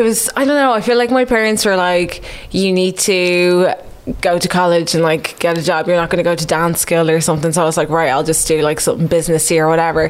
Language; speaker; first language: English; native; English